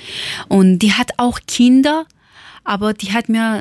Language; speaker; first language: German; non-native, learner; Persian